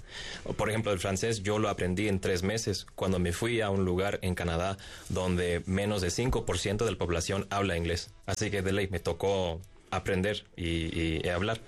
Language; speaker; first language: Spanish; non-native, fluent; English